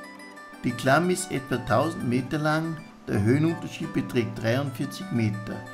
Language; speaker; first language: German; native; German